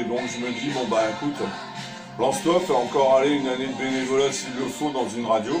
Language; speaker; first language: French; native; French